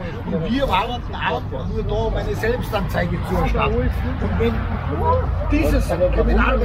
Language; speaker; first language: German; native; German